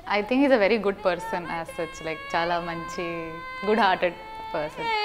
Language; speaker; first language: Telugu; non-native, local second language; Tamil